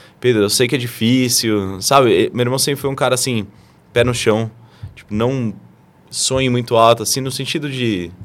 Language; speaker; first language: Portuguese; native; Portuguese